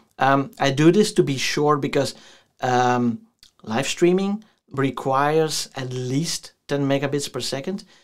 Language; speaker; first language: English; non-native, fluent; Dutch